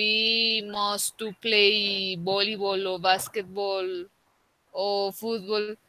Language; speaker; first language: English; non-native, learner; Spanish